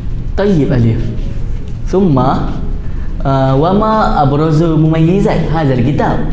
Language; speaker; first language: Arabic; non-native, learner; Malay